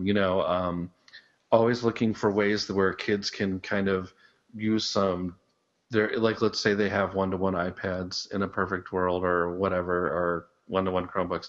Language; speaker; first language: English; native; English